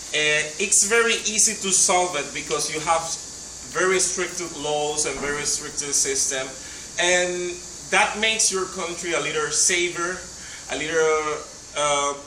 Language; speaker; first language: English; non-native, fluent; Spanish